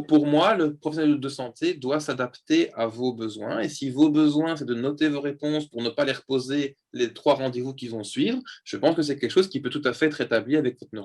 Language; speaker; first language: French; native; French